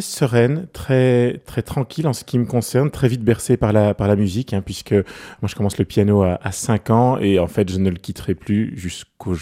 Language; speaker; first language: French; native; French